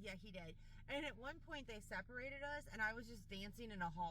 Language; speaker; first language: English; native; English